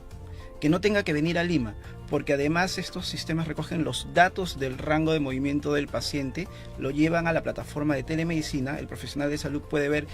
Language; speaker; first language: Spanish; native; Spanish